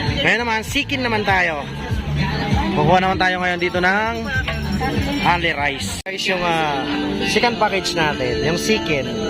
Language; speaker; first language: Filipino; non-native, local second language; Waray